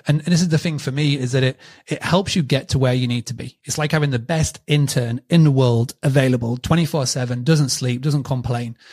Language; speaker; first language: English; native; English